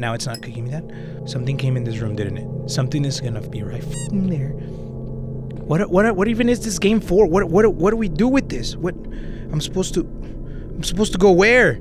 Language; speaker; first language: English; early bilingual, other home language; Spanish